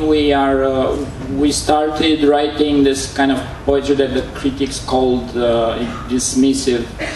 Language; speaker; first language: English; non-native, fluent; Romanian